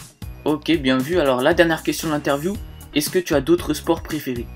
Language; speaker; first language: French; native; French